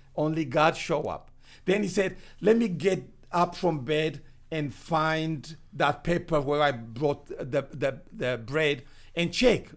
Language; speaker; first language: English; non-native, fluent; Amharic